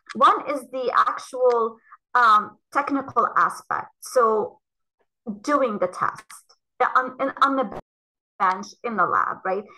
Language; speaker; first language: English; non-native, fluent; Arabic